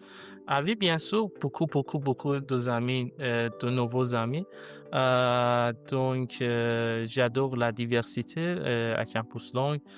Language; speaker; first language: French; non-native, learner; Persian